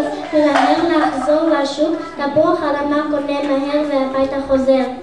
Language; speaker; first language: Hebrew; non-native, learner; English